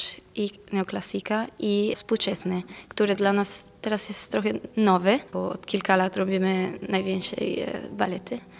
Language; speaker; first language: Polish; non-native, fluent; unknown